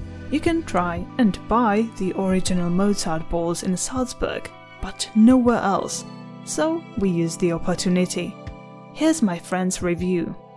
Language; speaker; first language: English; non-native, fluent; Czech